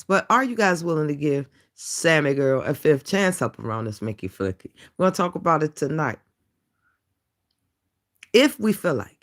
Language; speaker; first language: English; native; English